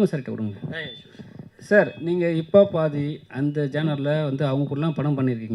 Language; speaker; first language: Tamil; native; Tamil